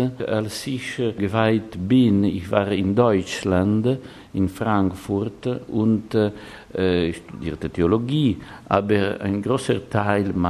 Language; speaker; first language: German; non-native, fluent; Italian